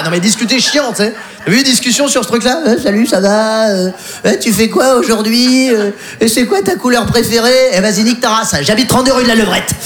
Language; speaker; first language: French; native; French